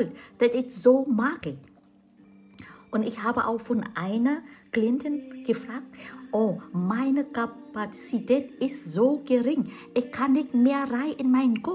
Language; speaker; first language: German; non-native, fluent; Vietnamese